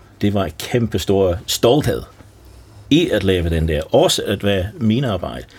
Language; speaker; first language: Danish; non-native, fluent; English